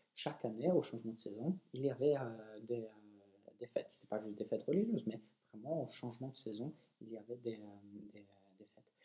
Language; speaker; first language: French; non-native, fluent; Polish